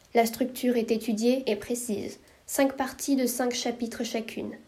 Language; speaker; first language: French; native; French